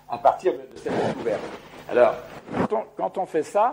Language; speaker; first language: French; native; French